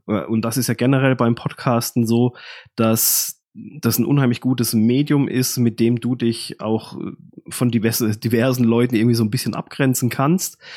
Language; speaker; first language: German; native; German